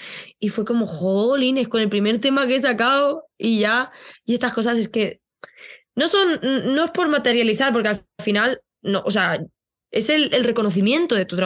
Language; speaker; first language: Spanish; native; Spanish